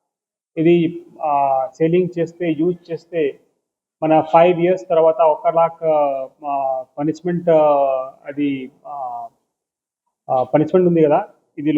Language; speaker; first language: Telugu; non-native, local second language; Urdu